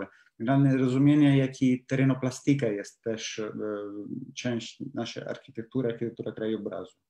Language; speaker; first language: Polish; non-native, learner; Italian